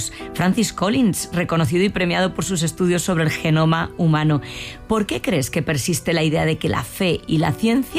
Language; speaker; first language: Spanish; native; Spanish